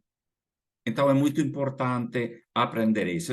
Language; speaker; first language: Portuguese; non-native, fluent; Spanish